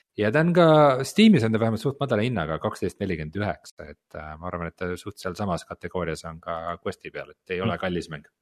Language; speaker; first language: Estonian; native; Estonian